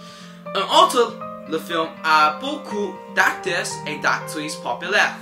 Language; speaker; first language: French; non-native, learner; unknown